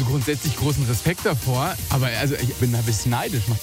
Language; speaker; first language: German; native; German